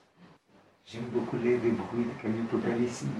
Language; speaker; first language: French; non-native, fluent; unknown